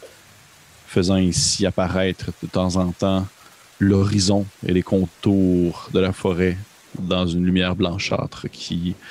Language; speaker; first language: French; native; French